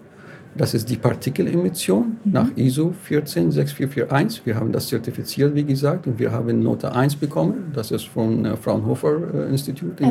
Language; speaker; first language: German; non-native, learner; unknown